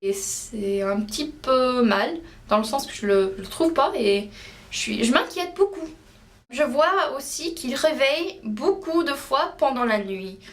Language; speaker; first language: French; non-native, learner; English